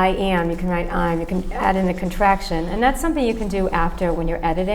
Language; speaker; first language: English; native; English